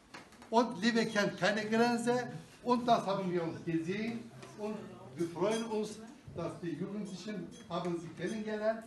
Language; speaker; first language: German; non-native, fluent; Albanian